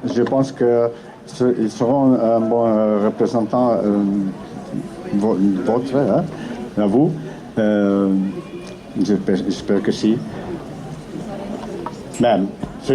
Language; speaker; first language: French; non-native, learner; Catalan